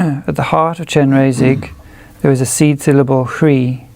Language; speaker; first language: English; native; English